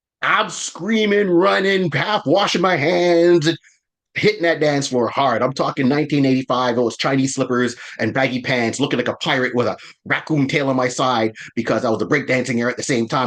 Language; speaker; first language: English; native; English